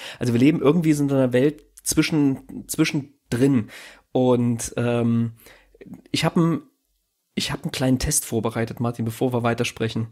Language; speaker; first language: German; native; German